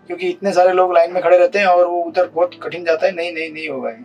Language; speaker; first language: Hindi; non-native, local second language; Marathi